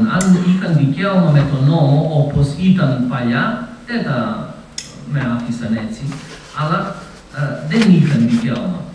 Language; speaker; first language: Greek; non-native, fluent; Macedonian